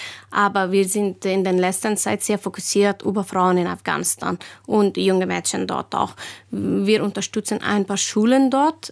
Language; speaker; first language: German; non-native, learner; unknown